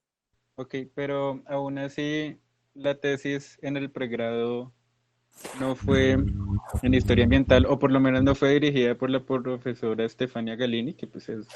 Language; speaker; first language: Spanish; native; Spanish